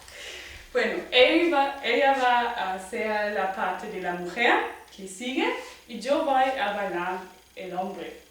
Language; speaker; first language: Spanish; non-native, fluent; German